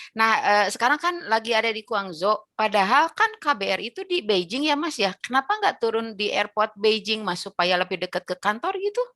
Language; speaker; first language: Indonesian; native; Indonesian